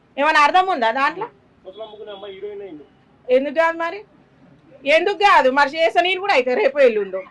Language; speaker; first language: Telugu; native; Telugu